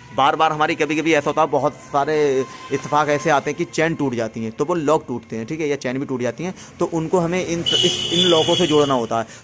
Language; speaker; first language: Hindi; native; Hindi